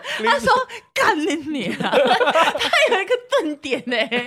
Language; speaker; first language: Chinese; native; Chinese